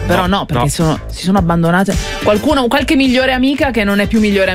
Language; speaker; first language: Italian; native; Italian